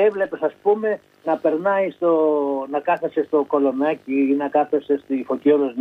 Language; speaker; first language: Greek; native; Greek